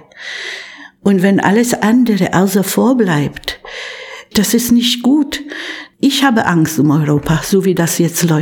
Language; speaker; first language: German; non-native, fluent; Polish